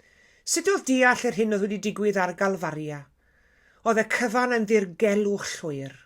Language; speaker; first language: Welsh; native; Welsh